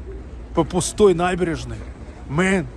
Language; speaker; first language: Russian; native; Russian